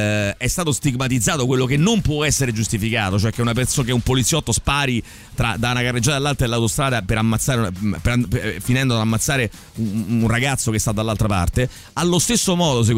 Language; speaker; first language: Italian; native; Italian